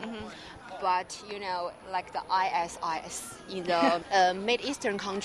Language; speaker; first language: English; non-native, learner; Chinese